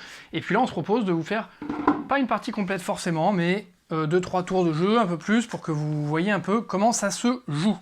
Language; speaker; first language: French; native; French